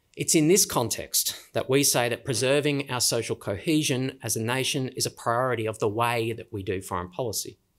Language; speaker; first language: English; native; English